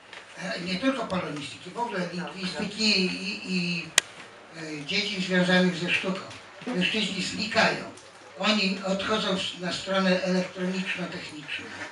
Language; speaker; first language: Polish; native; Polish